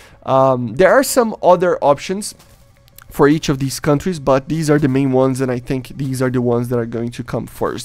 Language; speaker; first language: English; non-native, fluent; Portuguese